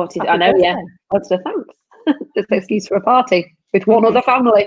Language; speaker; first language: English; native; English